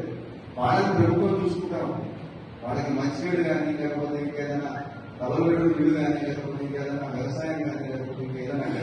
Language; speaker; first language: Telugu; native; Telugu